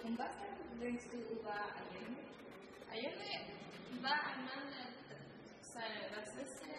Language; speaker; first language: German; non-native, learner; Spanish